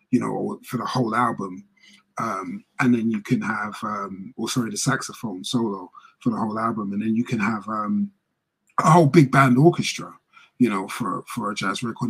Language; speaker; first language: English; native; English